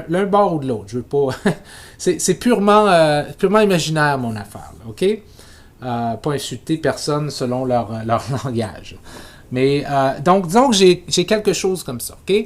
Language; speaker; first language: French; native; French